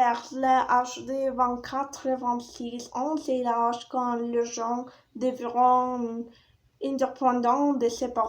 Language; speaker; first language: French; non-native, learner; Spanish